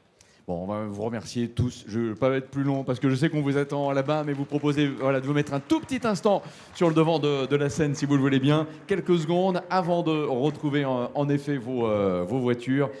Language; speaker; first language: French; native; French